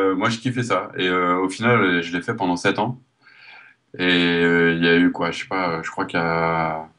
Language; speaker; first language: French; native; French